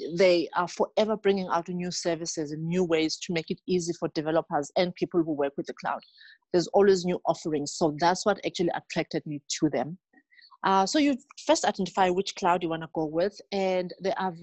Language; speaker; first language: English; non-native, local second language; Xhosa